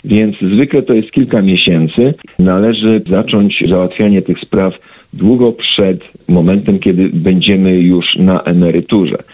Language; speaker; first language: Polish; native; Polish